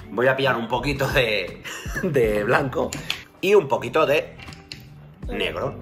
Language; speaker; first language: Spanish; native; Spanish